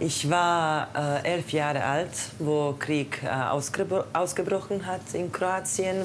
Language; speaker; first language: German; non-native, fluent; Croatian